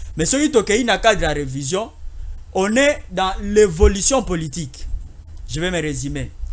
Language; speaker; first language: French; non-native, local second language; Lingala